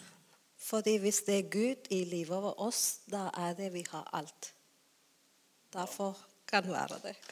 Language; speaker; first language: Norwegian; non-native, learner; Tamil